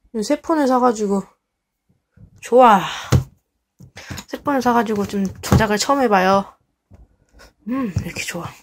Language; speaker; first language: Korean; native; Korean